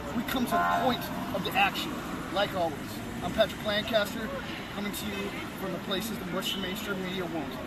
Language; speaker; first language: English; native; English